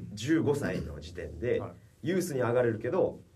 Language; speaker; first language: Japanese; native; Japanese